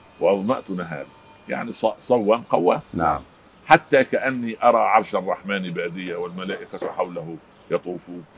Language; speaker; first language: Arabic; native; Arabic